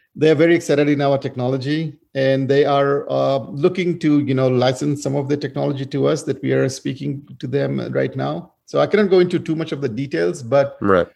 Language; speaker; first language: English; non-native, fluent; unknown